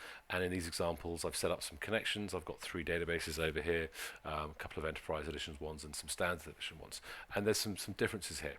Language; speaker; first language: English; native; English